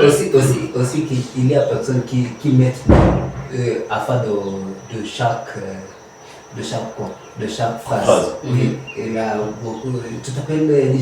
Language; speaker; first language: French; non-native, learner; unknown